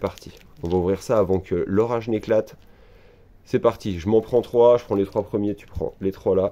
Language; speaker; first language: French; native; French